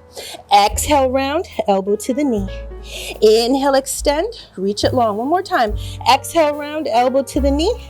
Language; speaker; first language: English; native; English